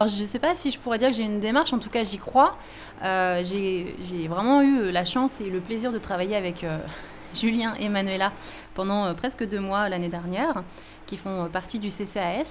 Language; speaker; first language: French; native; French